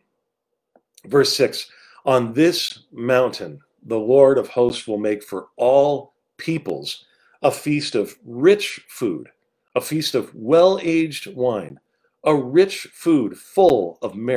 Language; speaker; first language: English; native; English